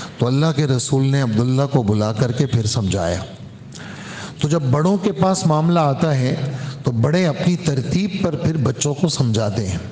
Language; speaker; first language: Urdu; native; Urdu